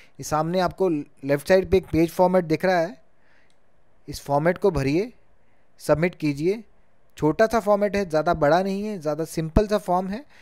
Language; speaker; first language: Hindi; native; Hindi